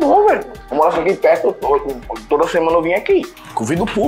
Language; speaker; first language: Portuguese; native; Portuguese